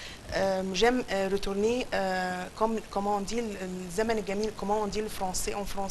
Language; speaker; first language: French; non-native, fluent; Arabic